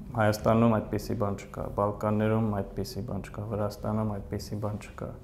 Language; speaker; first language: Armenian; early bilingual, heritage; Armenian